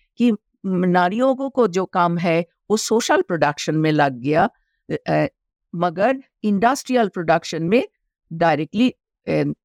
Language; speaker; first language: Hindi; non-native, local second language; Bangla